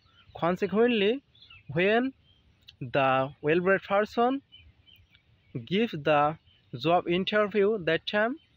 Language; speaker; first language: English; non-native, learner; Bangla